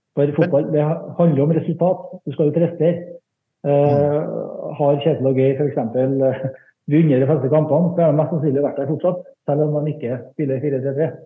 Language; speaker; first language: Norwegian; native; Norwegian